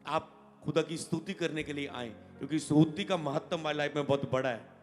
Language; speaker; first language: Hindi; non-native, local second language; Punjabi